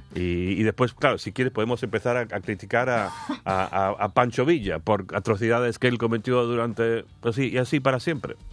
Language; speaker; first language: Spanish; non-native, fluent; English